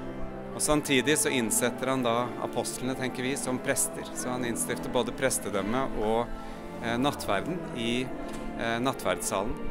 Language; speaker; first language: Norwegian; native; Norwegian